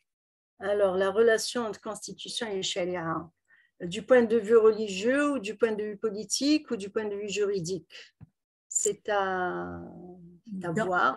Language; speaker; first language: French; non-native, local second language; Arabic